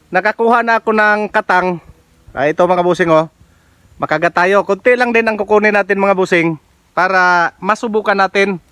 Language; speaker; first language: Filipino; non-native, local second language; Cebuano